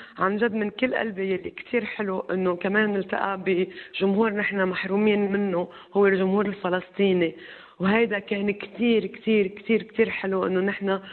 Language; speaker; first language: Arabic; native; Arabic